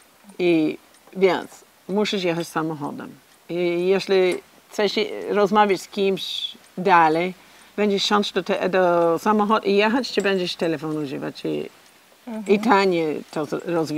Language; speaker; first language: Polish; non-native, learner; English